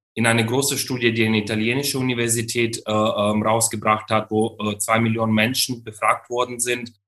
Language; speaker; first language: German; non-native, fluent; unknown